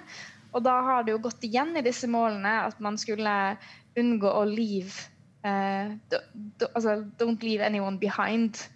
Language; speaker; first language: Norwegian; native; Norwegian